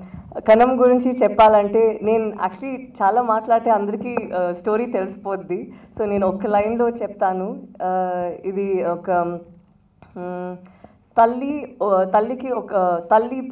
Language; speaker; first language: Telugu; non-native, local second language; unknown